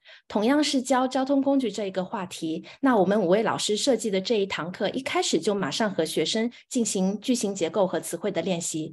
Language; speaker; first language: Chinese; native; Chinese